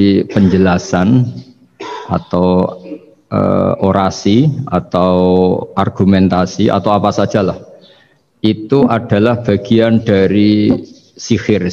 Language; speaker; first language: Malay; non-native, local second language; Javanese